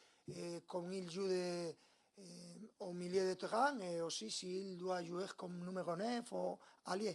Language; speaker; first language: French; non-native, learner; Spanish